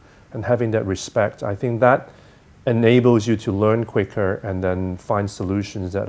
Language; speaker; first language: English; non-native, local second language; Cantonese